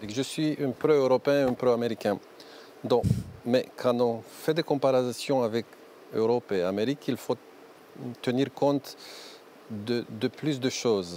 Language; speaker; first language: French; non-native, learner; Romanian